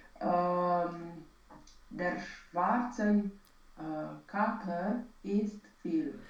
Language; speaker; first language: German; non-native, learner; Romanian